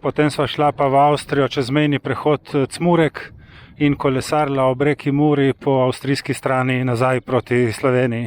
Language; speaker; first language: Slovenian; native; Slovenian